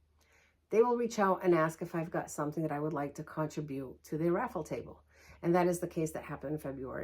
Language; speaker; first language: English; early bilingual, other home language; Portuguese